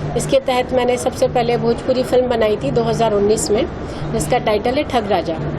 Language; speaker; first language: Hindi; non-native, local second language; Bhojpuri